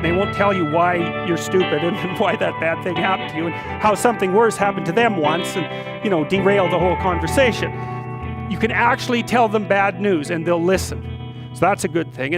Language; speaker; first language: English; native; English